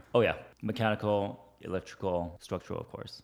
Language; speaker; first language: English; early bilingual, other home language; Chinese